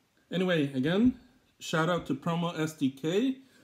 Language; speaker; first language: English; native; English